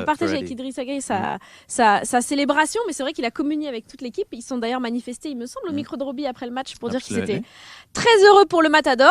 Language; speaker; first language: French; native; French